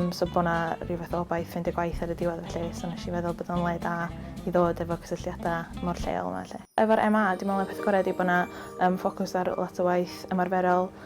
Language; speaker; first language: Welsh; native; Welsh